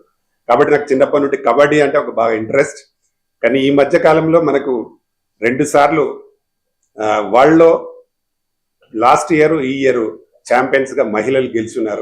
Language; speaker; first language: Telugu; native; Telugu